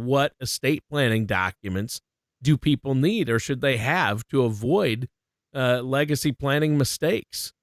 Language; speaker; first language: English; native; English